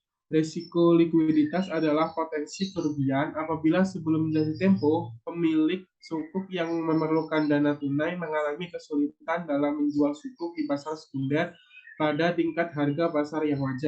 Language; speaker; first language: Indonesian; native; Indonesian